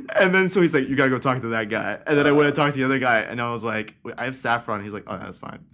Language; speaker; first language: English; early bilingual, other home language; Persian